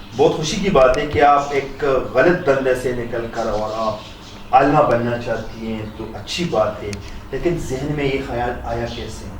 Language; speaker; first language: Urdu; non-native, local second language; Punjabi